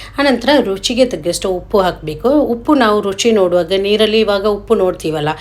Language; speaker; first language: Kannada; non-native, local second language; Malayalam